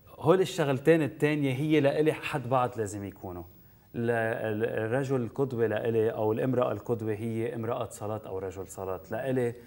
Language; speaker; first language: Arabic; native; Arabic